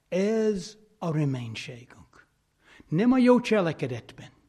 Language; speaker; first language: Hungarian; non-native, fluent; English